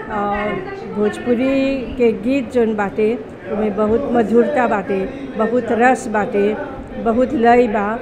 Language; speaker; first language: Bhojpuri; early bilingual, heritage; Bhojpuri